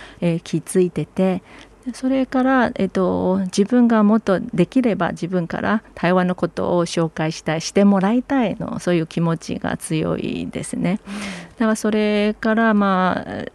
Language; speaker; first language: Japanese; non-native, fluent; Chinese